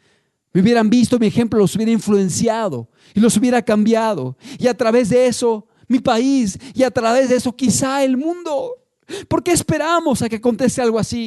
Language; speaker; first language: Spanish; native; Spanish